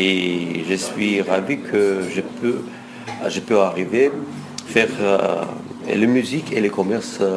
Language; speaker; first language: French; non-native, fluent; Russian